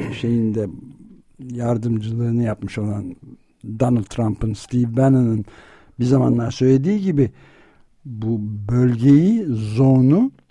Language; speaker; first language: Turkish; native; Turkish